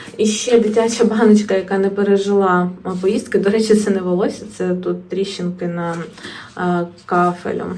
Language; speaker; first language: Ukrainian; non-native, local second language; Russian